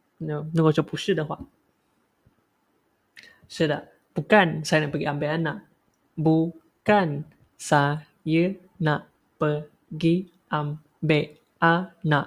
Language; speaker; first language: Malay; non-native, local second language; Chinese